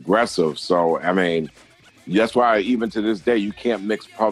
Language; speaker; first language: English; native; English